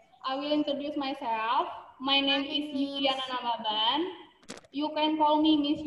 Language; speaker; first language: English; non-native, learner; Indonesian